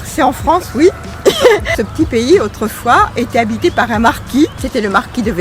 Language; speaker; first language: French; native; French